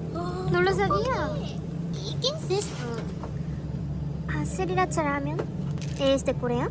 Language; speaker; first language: Spanish; non-native, learner; Korean